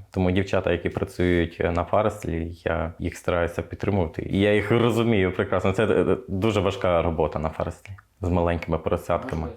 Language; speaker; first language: Ukrainian; native; Ukrainian